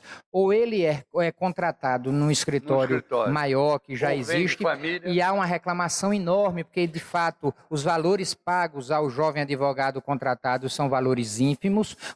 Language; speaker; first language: Portuguese; native; Portuguese